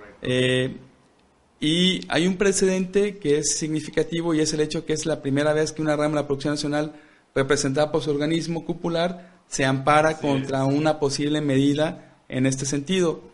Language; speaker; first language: Spanish; native; Spanish